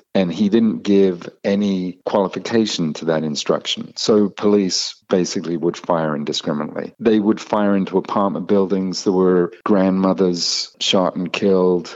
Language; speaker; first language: English; native; English